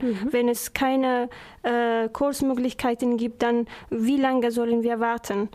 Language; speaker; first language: German; non-native, learner; Persian